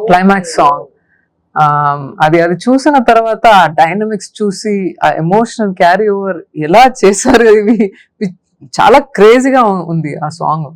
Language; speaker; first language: Telugu; non-native, learner; Tamil